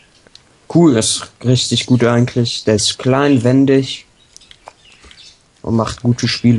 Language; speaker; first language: German; native; German